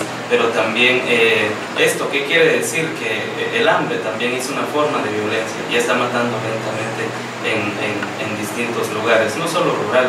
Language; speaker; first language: Spanish; native; Spanish